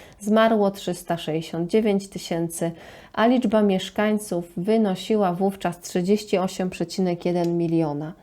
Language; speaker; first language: Polish; native; Polish